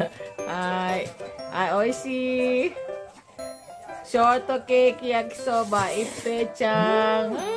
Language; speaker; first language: Japanese; non-native, fluent; Filipino